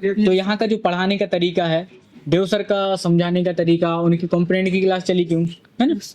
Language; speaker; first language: Hindi; native; Hindi